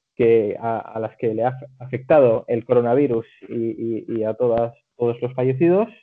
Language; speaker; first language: Spanish; early bilingual, other home language; Catalan